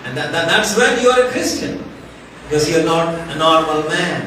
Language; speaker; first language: English; non-native, local second language; Telugu